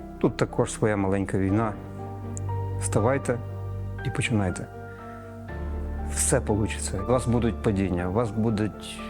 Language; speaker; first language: Ukrainian; native; Ukrainian